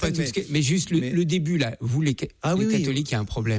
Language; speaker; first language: French; native; French